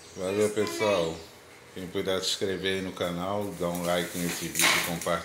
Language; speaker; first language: Portuguese; native; Portuguese